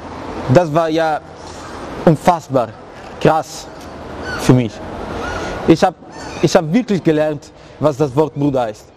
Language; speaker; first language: German; early bilingual, other home language; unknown